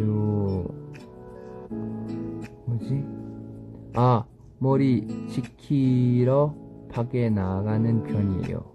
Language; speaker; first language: Korean; non-native, fluent; Thai